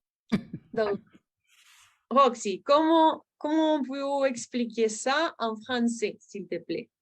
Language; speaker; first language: French; non-native, learner; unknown